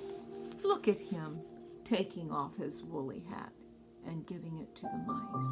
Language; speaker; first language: English; native; English